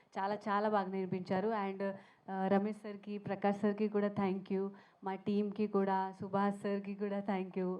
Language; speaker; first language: Telugu; non-native, learner; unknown